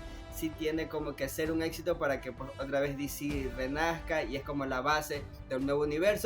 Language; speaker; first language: Spanish; native; Spanish